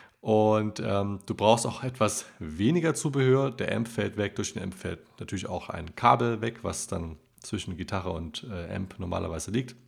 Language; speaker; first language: German; native; German